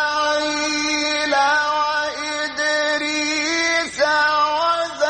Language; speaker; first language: Arabic; native; Arabic